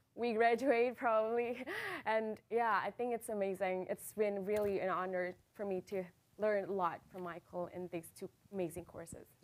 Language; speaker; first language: English; non-native, fluent; Indonesian